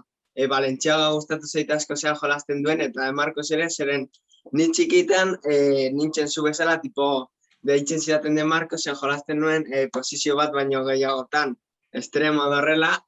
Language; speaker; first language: Basque; non-native, local second language; Spanish